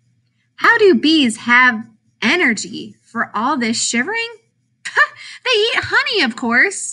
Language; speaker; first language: English; native; English